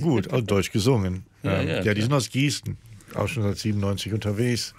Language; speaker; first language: German; native; German